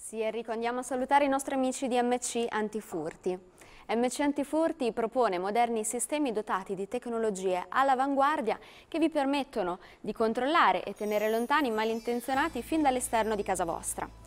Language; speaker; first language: Italian; native; Italian